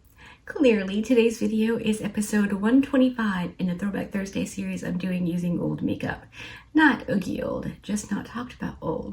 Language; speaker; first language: English; native; English